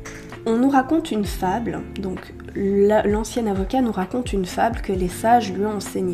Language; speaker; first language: French; native; French